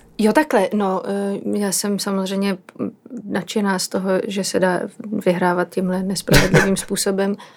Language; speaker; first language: Czech; native; Czech